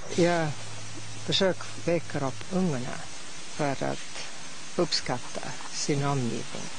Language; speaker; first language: Swedish; non-native, fluent; English